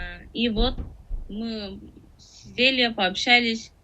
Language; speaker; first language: Russian; non-native, learner; Tajik